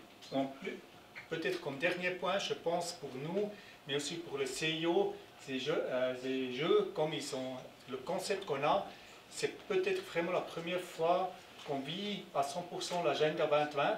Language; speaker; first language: French; non-native, local second language; German